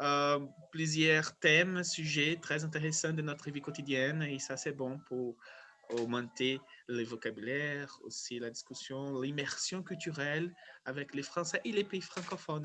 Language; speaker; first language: French; non-native, fluent; Portuguese